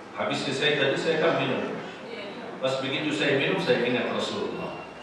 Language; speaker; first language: Indonesian; non-native, fluent; Arabic